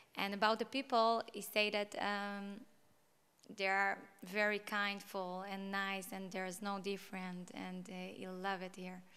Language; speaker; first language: English; non-native, learner; Hebrew